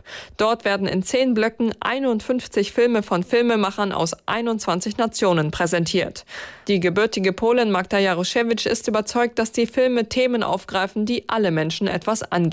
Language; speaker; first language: German; native; German